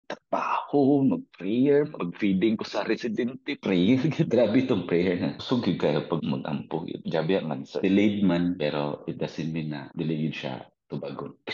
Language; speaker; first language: Cebuano; native; Cebuano